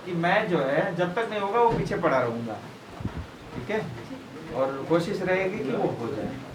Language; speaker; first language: Hindi; non-native, local second language; Nepali